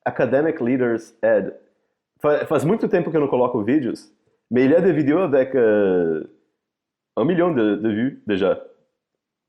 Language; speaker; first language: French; non-native, fluent; Portuguese